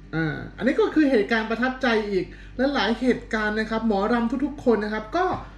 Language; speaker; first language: Thai; native; Thai